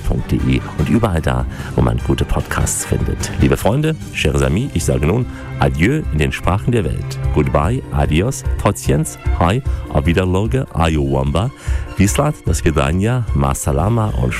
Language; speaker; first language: German; native; German